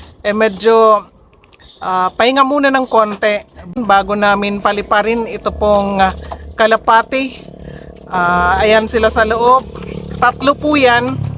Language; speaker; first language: Filipino; non-native, local second language; Bikol